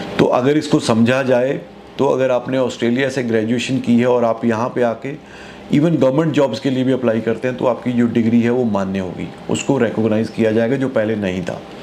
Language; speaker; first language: Hindi; native; Hindi